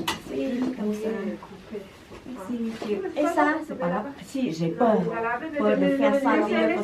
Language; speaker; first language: French; non-native, fluent; Khmer